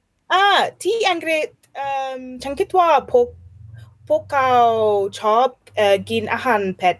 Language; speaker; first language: Thai; non-native, learner; English